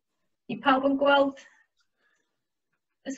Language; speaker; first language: Welsh; native; Welsh